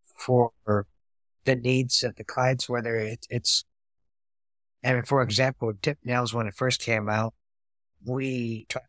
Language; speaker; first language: English; non-native, fluent; Vietnamese